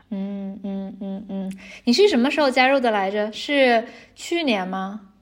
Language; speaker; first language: Chinese; native; Chinese